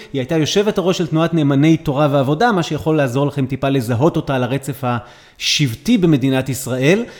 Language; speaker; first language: Hebrew; native; Hebrew